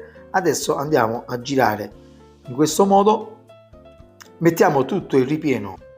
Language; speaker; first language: Italian; native; Italian